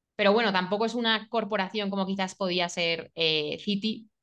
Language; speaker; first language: Spanish; native; Spanish